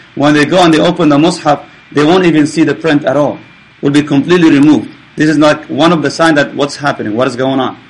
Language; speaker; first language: English; non-native, fluent; Arabic